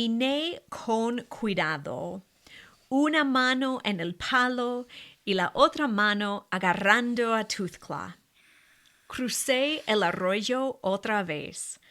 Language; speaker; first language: Spanish; non-native, fluent; English